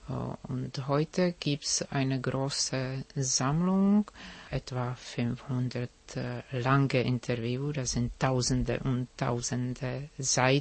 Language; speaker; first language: German; non-native, fluent; Czech